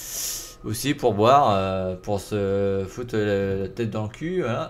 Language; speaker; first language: French; native; French